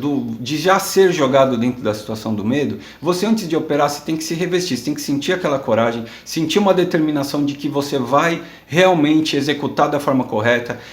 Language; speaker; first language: Portuguese; native; Portuguese